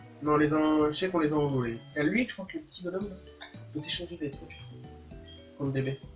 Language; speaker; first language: French; native; French